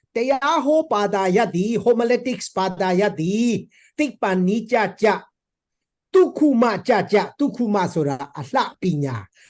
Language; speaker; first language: Burmese; non-native, local second language; Hakha Chin